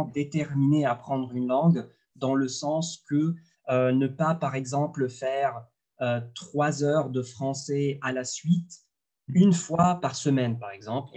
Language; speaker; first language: French; non-native, local second language; Arabic